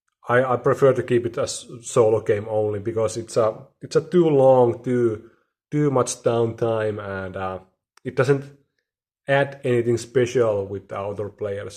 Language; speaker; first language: English; non-native, fluent; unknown